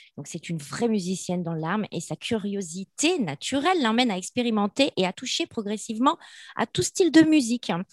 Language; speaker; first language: French; native; French